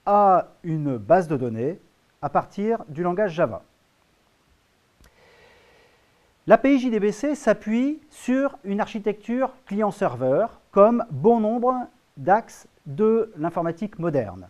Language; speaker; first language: French; native; French